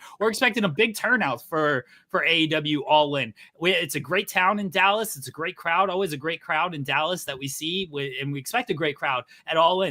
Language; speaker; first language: English; native; English